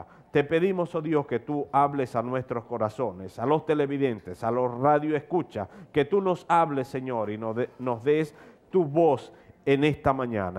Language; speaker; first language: Spanish; native; Spanish